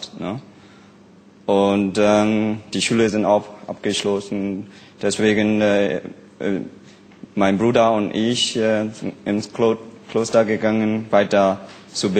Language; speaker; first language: German; non-native, learner; Burmese